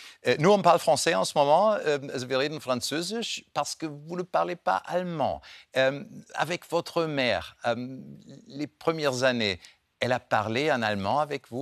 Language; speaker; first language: French; non-native, fluent; German